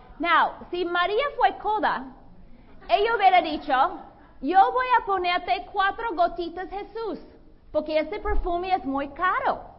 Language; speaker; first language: Spanish; non-native, fluent; English